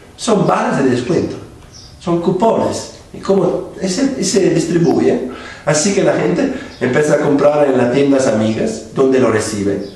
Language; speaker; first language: Spanish; non-native, fluent; Italian